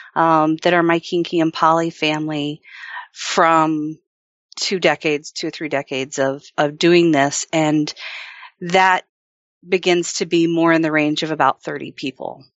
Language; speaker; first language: English; native; English